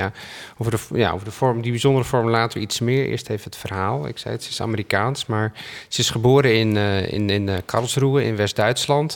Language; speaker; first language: Dutch; native; Dutch